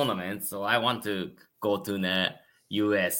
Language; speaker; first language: English; non-native, learner; Japanese